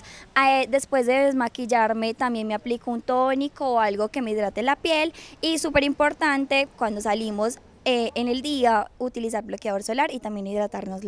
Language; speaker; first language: Spanish; native; Spanish